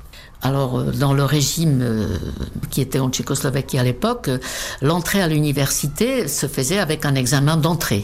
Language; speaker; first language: French; non-native, fluent; Czech